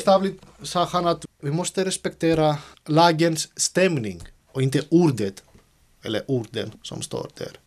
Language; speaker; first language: Swedish; non-native, fluent; Greek